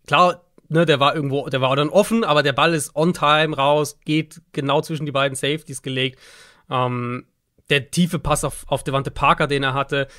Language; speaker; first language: German; native; German